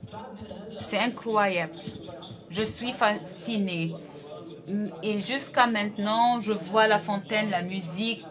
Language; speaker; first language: French; non-native, local second language; Arabic